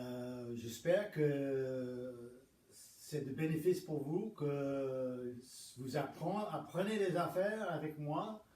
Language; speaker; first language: French; non-native, fluent; English